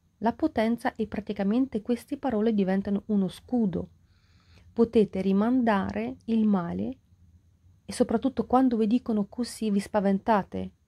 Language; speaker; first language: Italian; non-native, fluent; Ukrainian